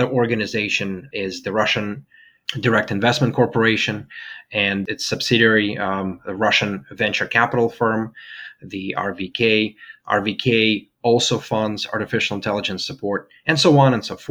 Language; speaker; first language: English; non-native, fluent; Russian